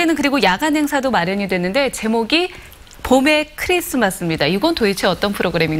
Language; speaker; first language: Korean; native; Korean